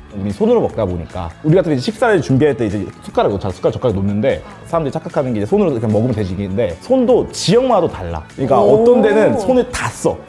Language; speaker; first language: Korean; early bilingual, heritage; Korean